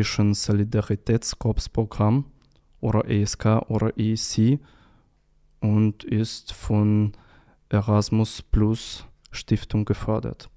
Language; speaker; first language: German; non-native, learner; Russian